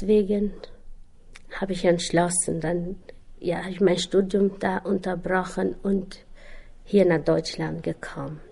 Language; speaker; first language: German; non-native, learner; Albanian